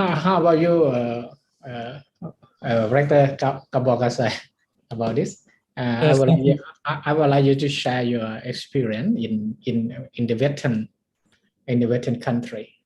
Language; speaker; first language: English; non-native, learner; Thai